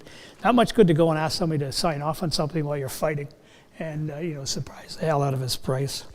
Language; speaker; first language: English; native; English